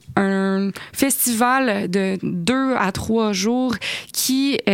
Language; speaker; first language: French; native; French